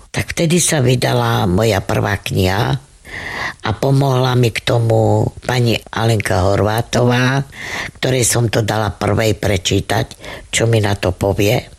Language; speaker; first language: Slovak; non-native, local second language; Romany